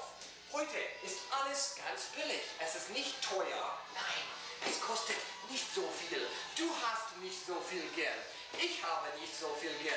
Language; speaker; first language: German; non-native, learner; English